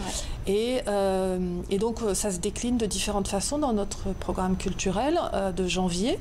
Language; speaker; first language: French; native; French